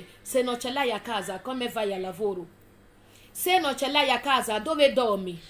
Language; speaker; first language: Italian; non-native, fluent; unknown